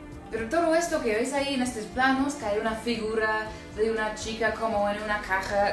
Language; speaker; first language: Spanish; non-native, fluent; English